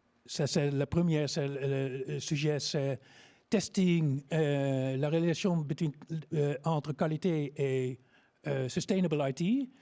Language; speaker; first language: French; non-native, learner; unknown